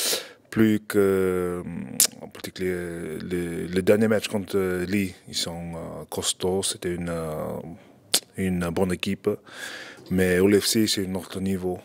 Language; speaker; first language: French; non-native, fluent; English